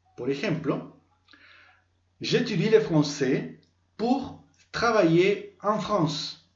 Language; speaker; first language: French; non-native, fluent; Spanish